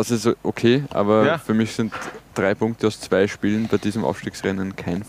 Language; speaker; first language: German; native; German